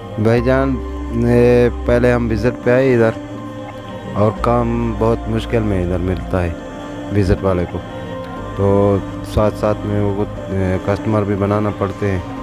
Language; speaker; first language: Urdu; non-native, local second language; Punjabi